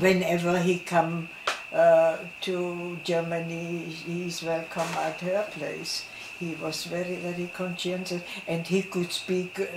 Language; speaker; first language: English; non-native, fluent; German